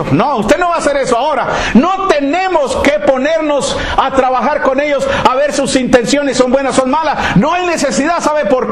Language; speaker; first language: Spanish; native; Spanish